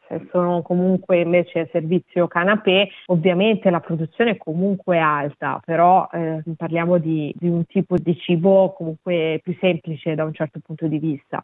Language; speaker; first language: Italian; native; Italian